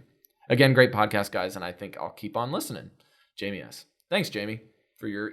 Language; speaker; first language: English; native; English